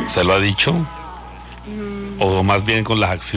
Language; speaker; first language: Spanish; native; Spanish